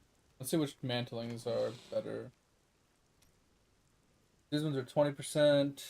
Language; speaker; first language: English; native; English